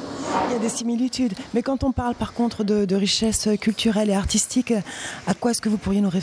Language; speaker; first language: French; native; French